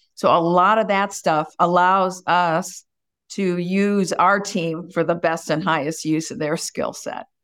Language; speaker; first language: English; native; English